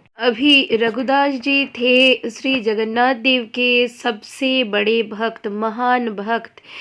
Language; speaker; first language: Hindi; non-native, local second language; Bangla